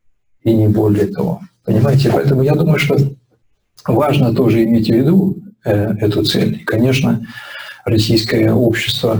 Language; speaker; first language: Russian; native; Russian